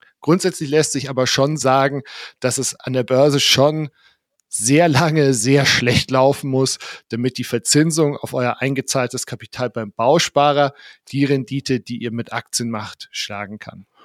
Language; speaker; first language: German; native; German